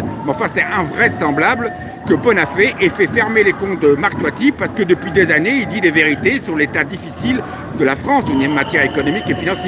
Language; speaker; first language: French; native; French